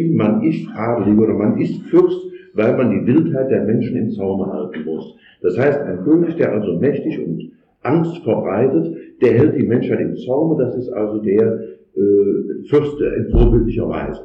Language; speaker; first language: German; native; German